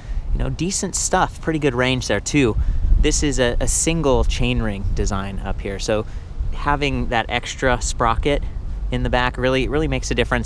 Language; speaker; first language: English; native; English